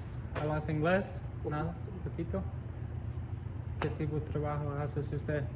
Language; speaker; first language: Spanish; non-native, learner; English